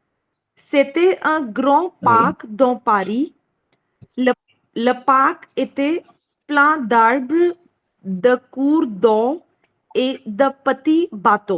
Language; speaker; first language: French; non-native, learner; Hindi